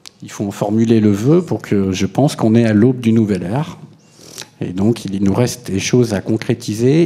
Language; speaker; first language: French; native; French